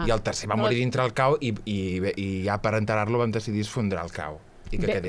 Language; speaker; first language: Catalan; native; Catalan